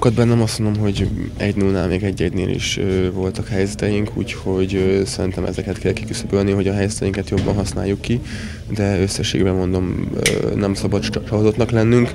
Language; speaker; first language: Hungarian; native; Hungarian